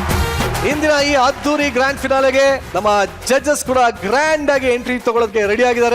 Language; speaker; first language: Kannada; native; Kannada